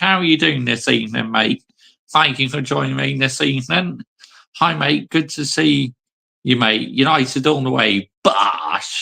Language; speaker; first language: English; native; English